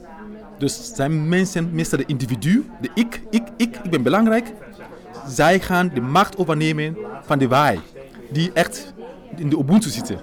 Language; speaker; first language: Dutch; non-native, fluent; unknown